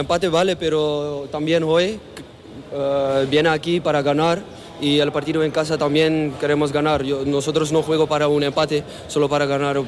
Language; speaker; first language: Spanish; non-native, learner; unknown